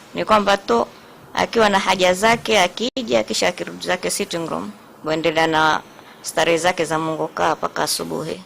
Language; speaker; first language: Swahili; native; Swahili